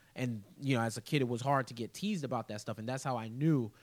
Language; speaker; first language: English; early bilingual, other home language; Haitian Creole